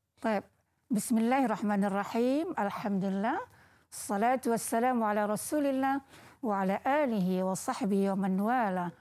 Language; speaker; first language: Arabic; non-native, fluent; Malay